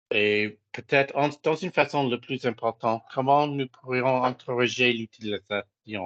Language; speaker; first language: French; non-native, fluent; English